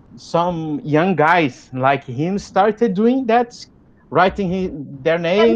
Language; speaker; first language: English; non-native, fluent; Portuguese